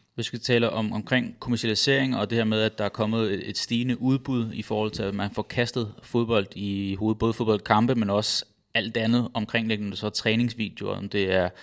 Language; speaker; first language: Danish; native; Danish